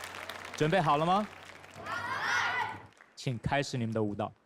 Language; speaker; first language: Chinese; native; Chinese